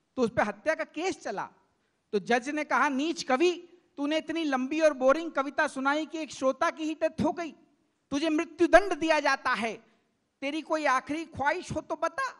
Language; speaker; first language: Hindi; native; Hindi